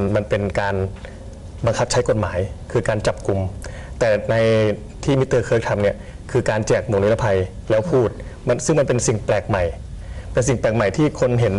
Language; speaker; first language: Thai; native; Thai